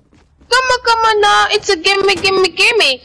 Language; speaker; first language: English; non-native, learner; French